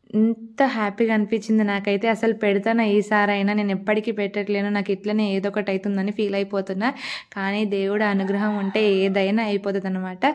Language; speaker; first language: Telugu; non-native, local second language; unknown